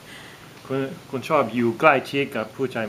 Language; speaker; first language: Thai; non-native, fluent; English